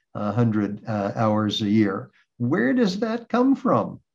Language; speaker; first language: English; native; English